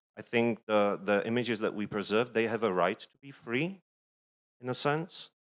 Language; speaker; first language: English; non-native, fluent; Czech